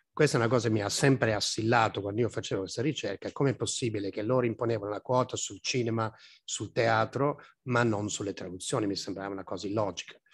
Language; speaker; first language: Italian; non-native, fluent; English